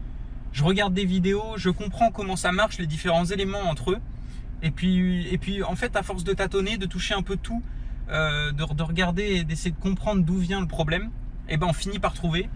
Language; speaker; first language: French; native; French